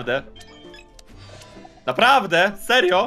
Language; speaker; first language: Polish; native; Polish